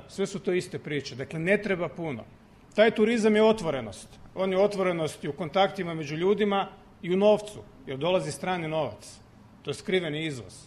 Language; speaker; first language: Croatian; native; Croatian